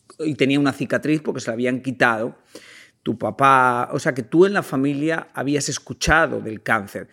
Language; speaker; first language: Spanish; native; Spanish